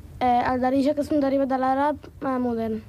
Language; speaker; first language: Catalan; non-native, learner; Arabic